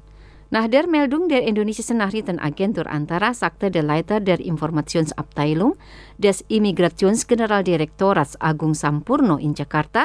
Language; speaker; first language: German; non-native, fluent; Indonesian